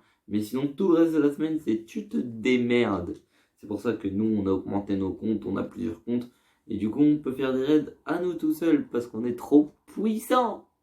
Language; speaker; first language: French; native; French